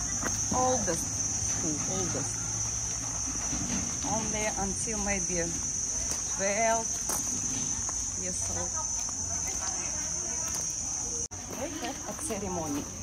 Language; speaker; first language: English; non-native, learner; Thai